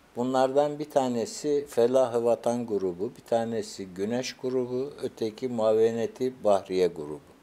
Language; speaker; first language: Turkish; native; Turkish